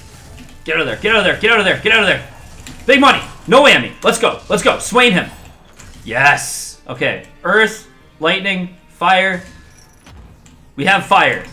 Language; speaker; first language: English; native; English